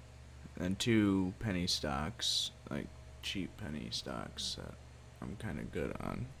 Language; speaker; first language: English; native; English